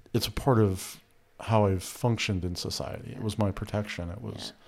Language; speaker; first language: English; native; English